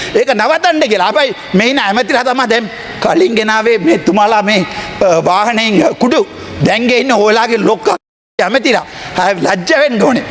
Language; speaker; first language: Sinhala; non-native, local second language; Tamil